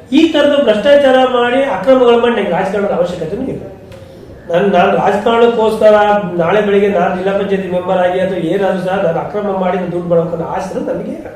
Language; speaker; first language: Kannada; native; Kannada